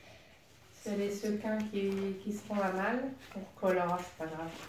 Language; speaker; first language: French; native; French